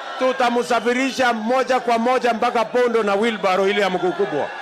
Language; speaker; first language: Swahili; non-native, local second language; Kalenjin